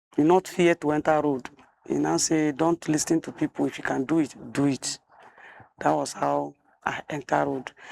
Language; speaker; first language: Nigerian Pidgin; non-native, local second language; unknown